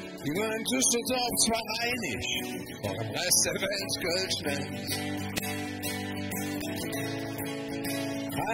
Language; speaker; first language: German; native; German